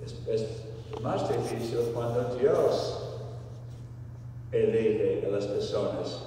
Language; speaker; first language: Spanish; non-native, fluent; English